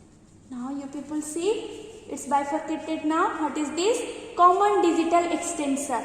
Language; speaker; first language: English; non-native, local second language; Hindi